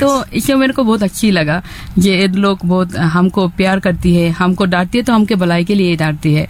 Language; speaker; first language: Hindi; non-native, learner; Bangla